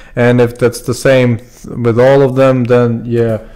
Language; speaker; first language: English; non-native, fluent; Latvian